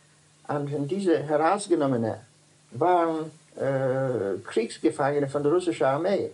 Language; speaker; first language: German; non-native, learner; Dutch